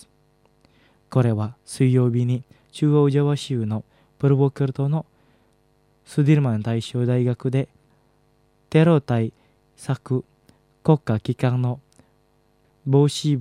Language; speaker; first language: Japanese; non-native, fluent; Indonesian